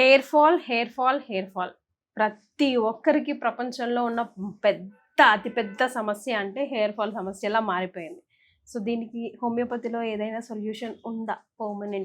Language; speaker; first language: Telugu; native; Telugu